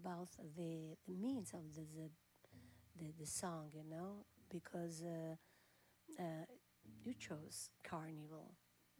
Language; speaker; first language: English; non-native, learner; Italian